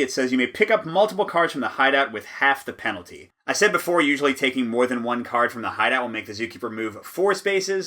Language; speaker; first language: English; native; English